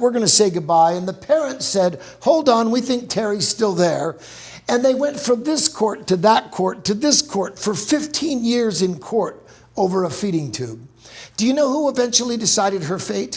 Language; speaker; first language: English; native; English